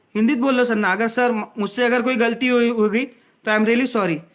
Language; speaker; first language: Hindi; non-native, local second language; Marathi